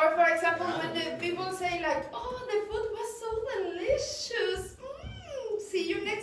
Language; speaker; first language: English; non-native, learner; Spanish